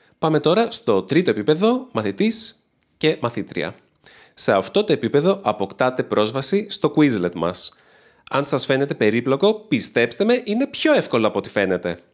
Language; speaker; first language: Greek; native; Greek